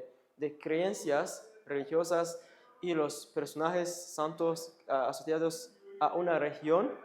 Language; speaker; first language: Spanish; non-native, fluent; Kinyarwanda